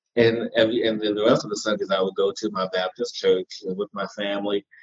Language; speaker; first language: English; native; English